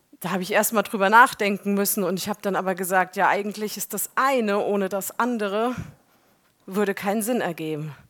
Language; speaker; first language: German; native; German